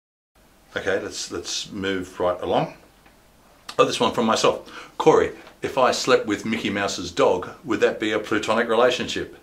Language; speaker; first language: English; native; English